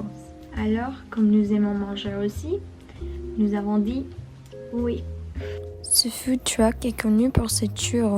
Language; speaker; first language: French; non-native, learner; Spanish